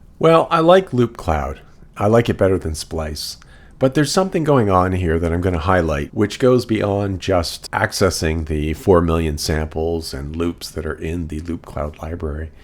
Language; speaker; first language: English; native; English